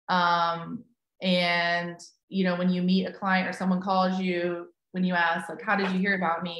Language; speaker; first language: English; native; English